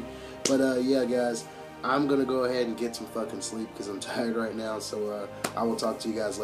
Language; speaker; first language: English; native; English